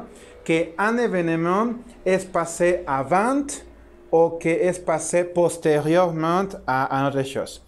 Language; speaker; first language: French; non-native, learner; Spanish